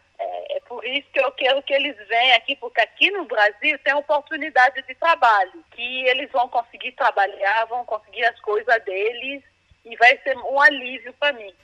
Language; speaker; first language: Portuguese; non-native, fluent; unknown